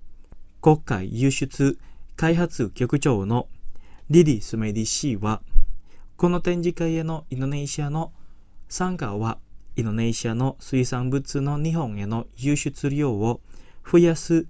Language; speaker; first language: Japanese; non-native, fluent; Indonesian